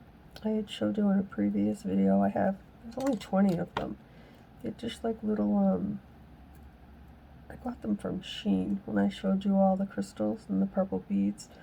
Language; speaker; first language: English; native; English